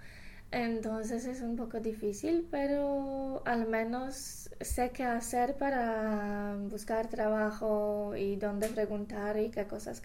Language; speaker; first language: Spanish; non-native, fluent; English